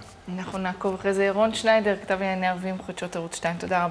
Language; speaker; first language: Hebrew; native; Hebrew